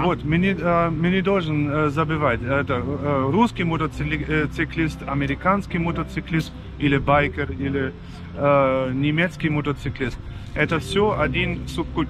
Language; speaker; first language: Russian; non-native, fluent; German